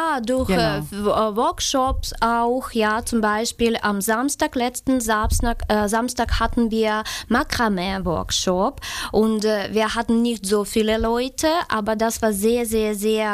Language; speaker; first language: German; non-native, learner; Ukrainian